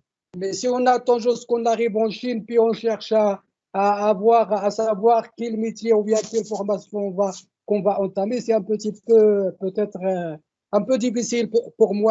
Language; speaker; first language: French; non-native, local second language; Arabic